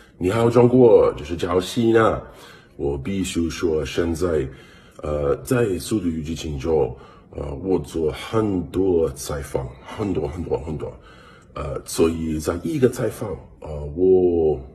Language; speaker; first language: Chinese; non-native, learner; English